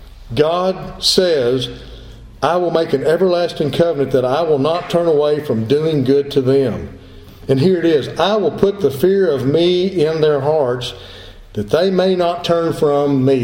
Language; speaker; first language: English; native; English